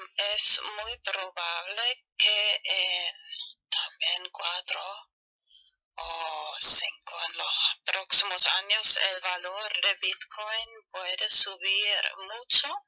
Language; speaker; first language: Spanish; non-native, fluent; German